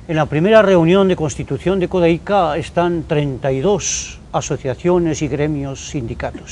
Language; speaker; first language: Spanish; native; Spanish